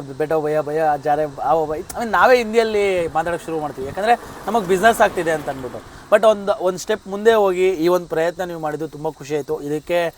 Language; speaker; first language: Kannada; native; Kannada